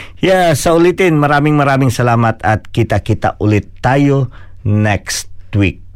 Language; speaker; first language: Filipino; non-native, local second language; Cebuano